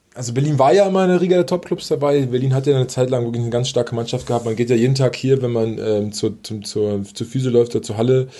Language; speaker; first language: German; native; German